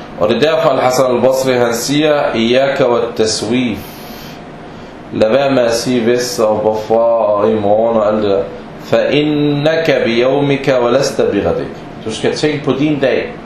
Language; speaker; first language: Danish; early bilingual, other home language; Arabic